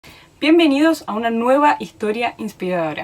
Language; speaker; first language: Spanish; native; Spanish